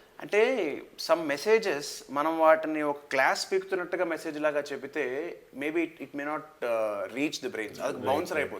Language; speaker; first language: Telugu; native; Telugu